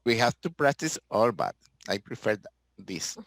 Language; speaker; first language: English; non-native, learner; Spanish